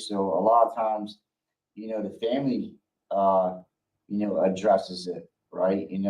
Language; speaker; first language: English; native; English